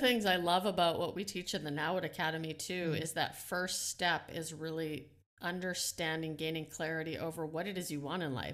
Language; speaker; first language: English; non-native, fluent; Dutch